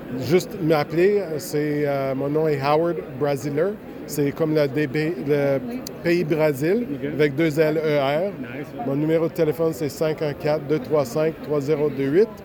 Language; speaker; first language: French; non-native, local second language; English